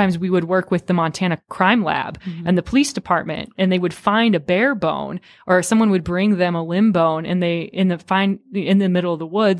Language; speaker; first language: English; native; English